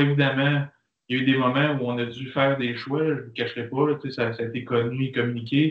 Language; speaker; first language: French; native; French